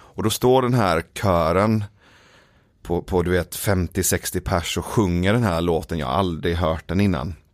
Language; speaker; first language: Swedish; early bilingual, other home language; Persian